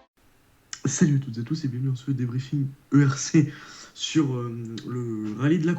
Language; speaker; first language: French; native; French